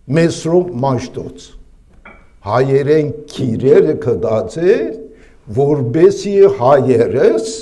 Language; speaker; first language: Armenian; native; Armenian